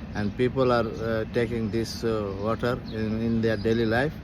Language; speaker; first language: English; non-native, local second language; Bangla